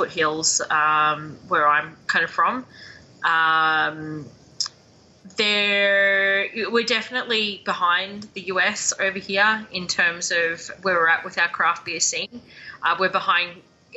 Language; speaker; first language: English; native; English